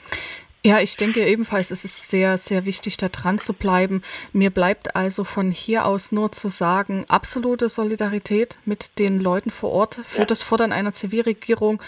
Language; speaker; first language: German; native; German